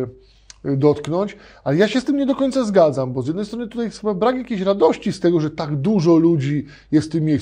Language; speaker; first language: Polish; native; Polish